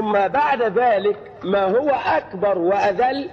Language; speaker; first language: Arabic; native; Arabic